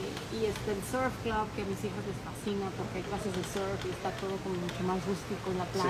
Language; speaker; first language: Spanish; early bilingual, other home language; Polish